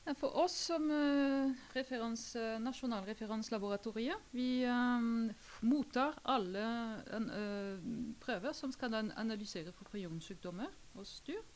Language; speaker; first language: Norwegian; non-native, fluent; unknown